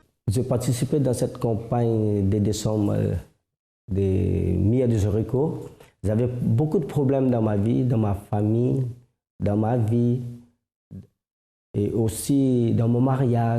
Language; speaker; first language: French; non-native, fluent; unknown